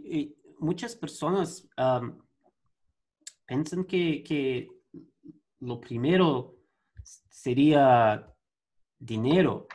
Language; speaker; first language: Spanish; non-native, learner; Portuguese